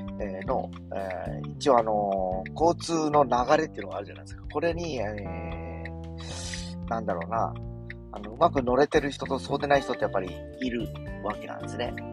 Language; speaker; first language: Japanese; native; Japanese